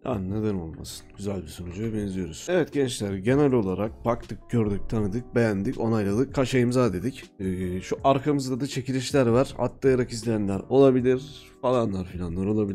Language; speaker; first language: Turkish; native; Turkish